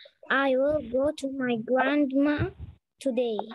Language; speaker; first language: English; non-native, learner; Arabic